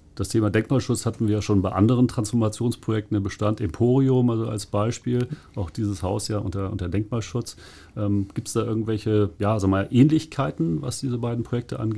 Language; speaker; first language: German; native; German